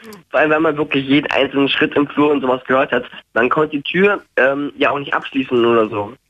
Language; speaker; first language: German; native; German